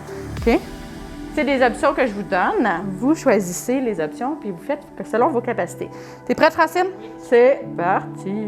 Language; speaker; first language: French; native; French